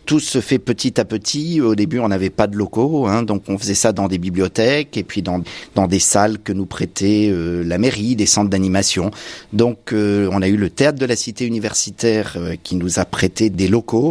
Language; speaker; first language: French; native; French